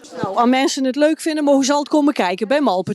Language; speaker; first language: Dutch; native; Dutch